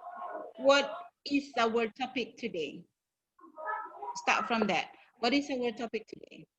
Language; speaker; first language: English; non-native, fluent; Indonesian